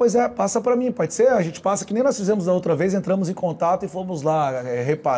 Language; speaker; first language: Portuguese; native; Portuguese